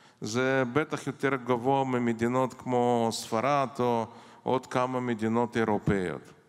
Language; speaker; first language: Hebrew; non-native, fluent; Russian